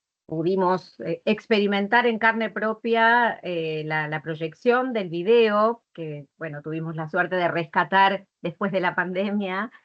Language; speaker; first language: Spanish; native; Spanish